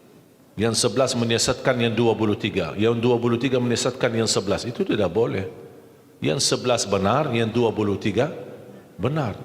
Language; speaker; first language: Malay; non-native, fluent; Arabic